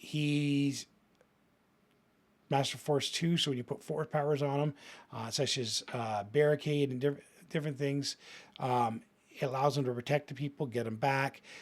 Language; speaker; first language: English; native; English